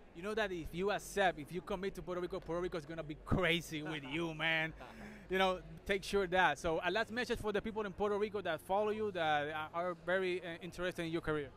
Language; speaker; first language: English; non-native, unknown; Spanish